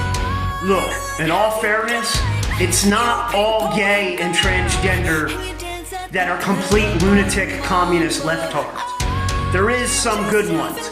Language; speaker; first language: English; native; English